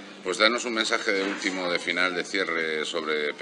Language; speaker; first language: Spanish; native; Spanish